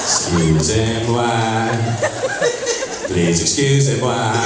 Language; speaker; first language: French; non-native, learner; English